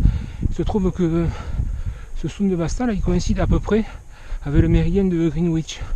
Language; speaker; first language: French; native; French